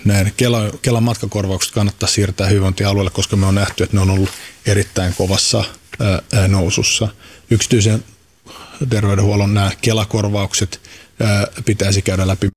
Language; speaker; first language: Finnish; native; Finnish